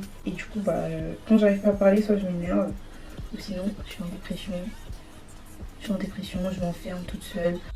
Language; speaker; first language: French; native; French